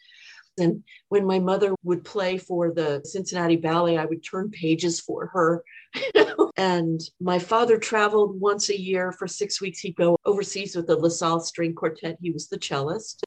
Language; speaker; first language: English; native; English